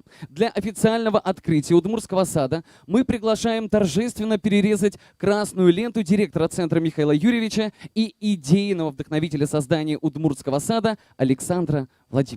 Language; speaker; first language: Russian; native; Russian